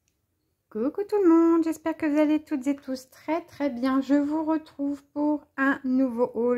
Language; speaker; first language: French; native; French